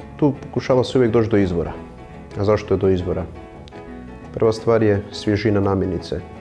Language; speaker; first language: Croatian; native; Croatian